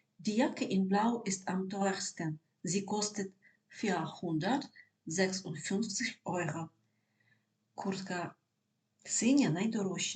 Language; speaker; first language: German; non-native, fluent; Ukrainian